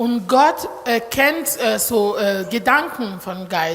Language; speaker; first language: German; non-native, learner; Lingala